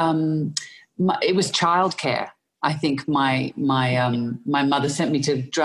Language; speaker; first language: English; native; English